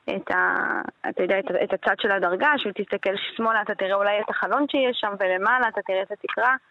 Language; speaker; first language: Hebrew; native; Hebrew